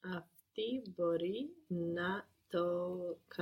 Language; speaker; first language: Greek; non-native, learner; English